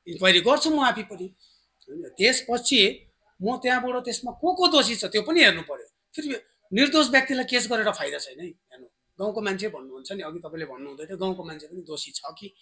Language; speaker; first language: Nepali; native; Nepali